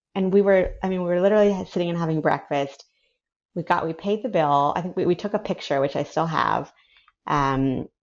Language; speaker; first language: English; early bilingual, other home language; Spanish